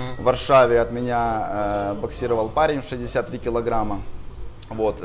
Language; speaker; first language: Russian; non-native, local second language; Ukrainian